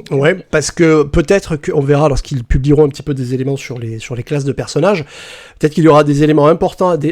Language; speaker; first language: French; native; French